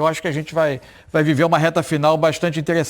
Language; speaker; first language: Portuguese; native; Portuguese